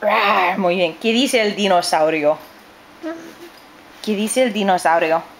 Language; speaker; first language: Spanish; non-native, fluent; English